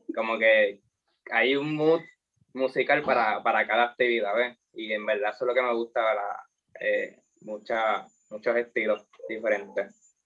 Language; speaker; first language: Spanish; native; Spanish